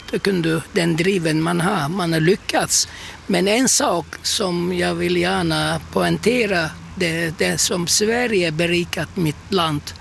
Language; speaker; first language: Swedish; non-native, fluent; Turkish